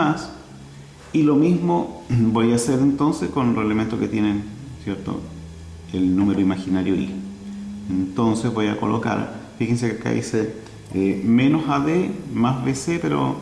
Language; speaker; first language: Spanish; native; Spanish